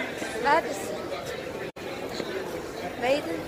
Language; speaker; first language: English; non-native, learner; Korean